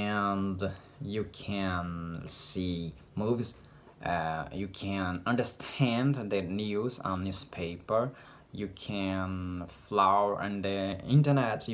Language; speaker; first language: English; non-native, learner; Portuguese